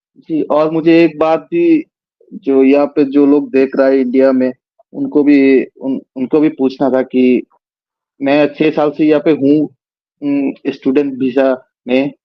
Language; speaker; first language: Hindi; non-native, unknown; Bangla